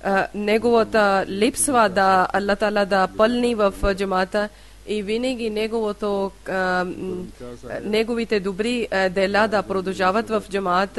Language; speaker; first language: Bulgarian; non-native, learner; Urdu